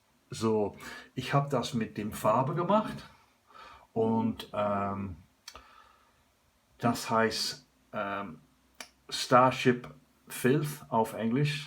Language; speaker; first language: German; non-native, learner; English